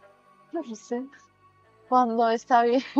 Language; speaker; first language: Spanish; non-native, learner; Japanese